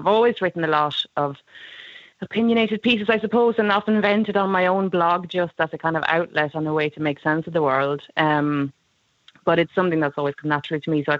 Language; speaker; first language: English; non-native, fluent; Swedish